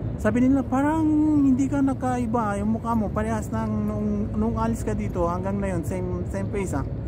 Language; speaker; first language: Filipino; non-native, learner; Persian